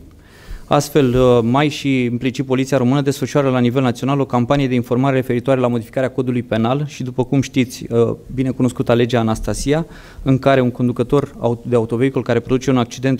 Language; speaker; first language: Romanian; native; Romanian